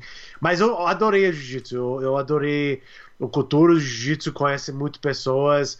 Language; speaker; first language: Portuguese; non-native, learner; English